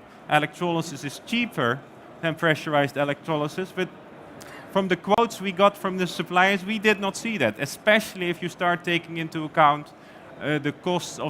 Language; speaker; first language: English; non-native, fluent; Dutch